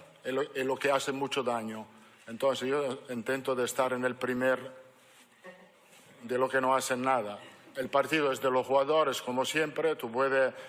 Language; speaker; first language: Spanish; non-native, fluent; Italian